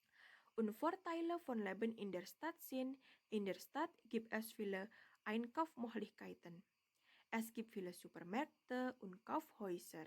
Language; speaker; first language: German; non-native, learner; Indonesian